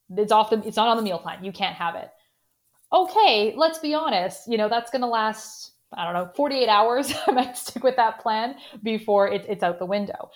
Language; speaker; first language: English; native; English